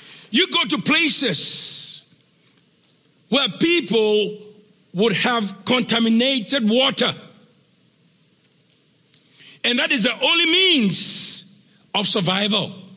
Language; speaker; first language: English; non-native, local second language; Akan